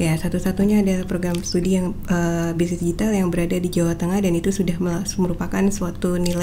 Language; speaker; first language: Indonesian; native; Indonesian